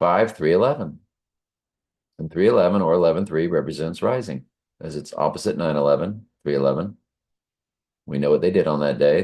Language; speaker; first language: English; native; English